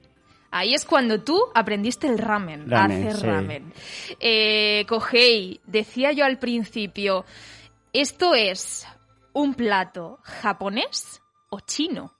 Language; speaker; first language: Spanish; native; Spanish